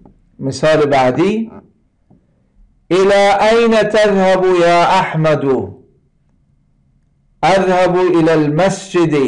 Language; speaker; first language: Arabic; non-native, fluent; Persian